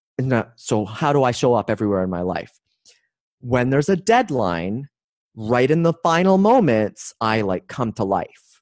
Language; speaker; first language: English; native; English